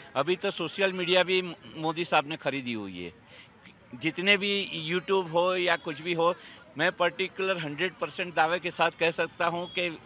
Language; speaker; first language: Hindi; non-native, local second language; Gujarati